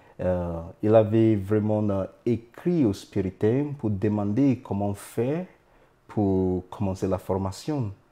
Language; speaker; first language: French; non-native, fluent; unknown